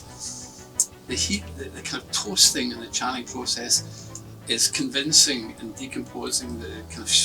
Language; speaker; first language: English; native; English